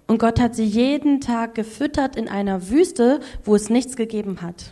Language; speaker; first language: German; native; German